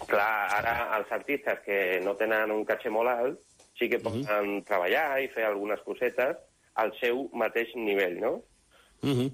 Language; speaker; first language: Catalan; non-native, local second language; Spanish